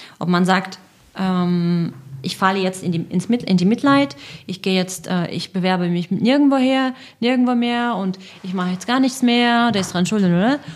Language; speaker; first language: German; non-native, fluent; Russian